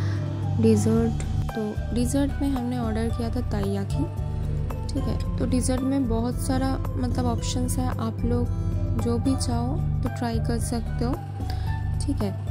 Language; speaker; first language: Hindi; non-native, local second language; Bangla